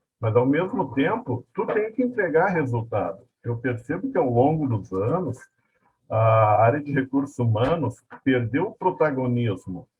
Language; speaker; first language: Portuguese; native; Portuguese